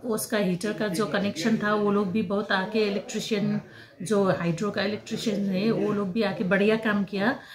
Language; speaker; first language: Hindi; non-native, local second language; Nepali